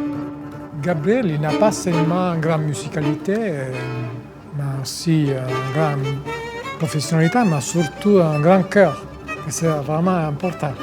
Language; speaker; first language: French; non-native, fluent; Italian